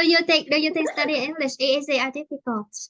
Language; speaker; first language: English; non-native, fluent; Vietnamese